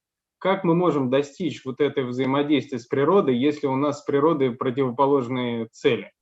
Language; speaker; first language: Russian; native; Russian